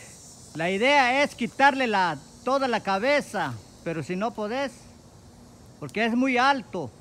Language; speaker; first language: Spanish; native; Spanish